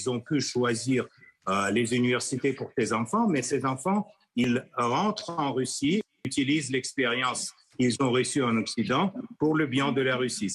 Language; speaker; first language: French; non-native, fluent; Russian